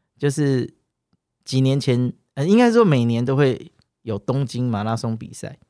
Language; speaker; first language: Chinese; native; Chinese